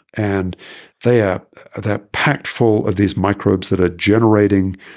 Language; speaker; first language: English; native; English